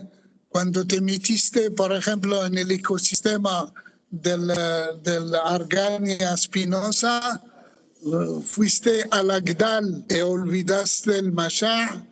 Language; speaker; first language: Spanish; non-native, fluent; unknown